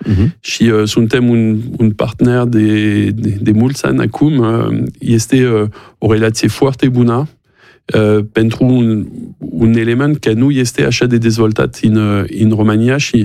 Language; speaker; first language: Romanian; non-native, learner; French